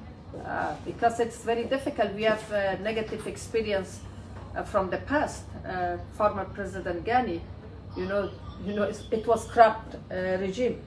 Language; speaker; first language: English; non-native, learner; Persian